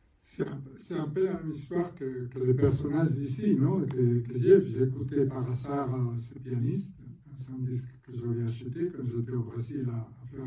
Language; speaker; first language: French; non-native, fluent; Spanish